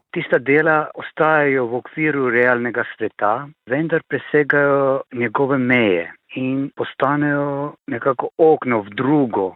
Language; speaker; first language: Slovenian; non-native, fluent; Armenian